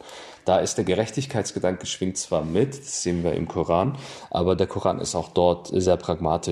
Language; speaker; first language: German; native; German